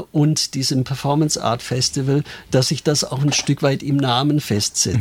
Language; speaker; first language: German; native; German